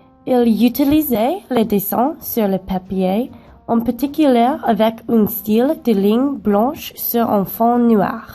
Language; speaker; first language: French; non-native, learner; English